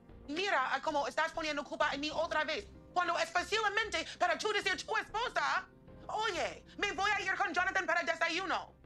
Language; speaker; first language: Spanish; non-native, learner; English